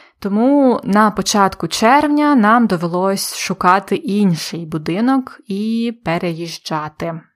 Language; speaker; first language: Ukrainian; native; Ukrainian